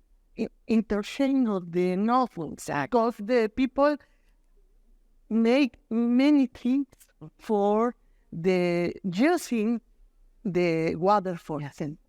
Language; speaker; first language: English; non-native, learner; Spanish